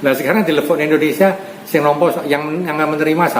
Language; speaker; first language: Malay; non-native, local second language; Javanese